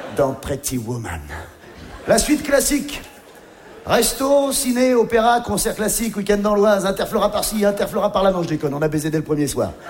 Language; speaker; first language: French; native; French